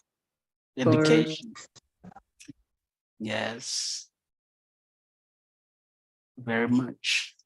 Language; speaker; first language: English; non-native, fluent; Portuguese